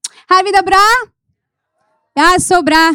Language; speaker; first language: Norwegian; non-native, fluent; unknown